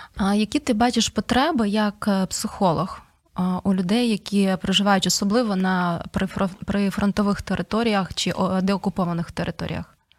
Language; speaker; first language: Ukrainian; native; Ukrainian